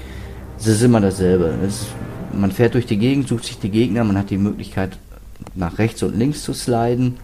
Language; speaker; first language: German; native; German